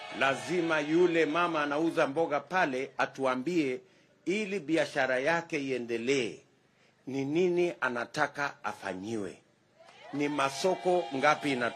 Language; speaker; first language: Swahili; non-native, local second language; Kalenjin